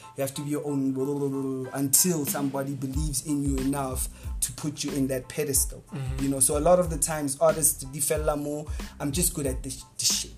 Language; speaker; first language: English; non-native, local second language; Northern Sotho